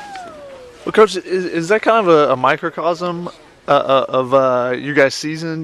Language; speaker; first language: English; native; English